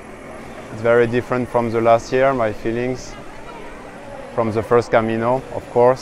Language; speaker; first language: English; non-native, fluent; French